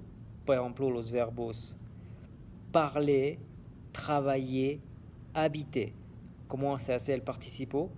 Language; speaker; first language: Spanish; non-native, fluent; French